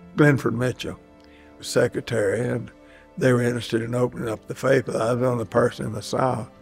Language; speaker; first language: English; native; English